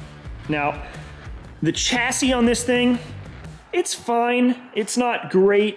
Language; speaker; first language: English; native; English